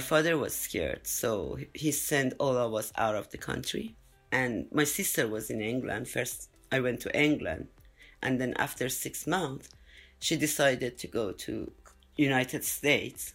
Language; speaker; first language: English; non-native, fluent; Persian